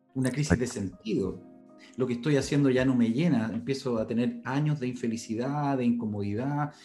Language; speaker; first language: Spanish; native; Spanish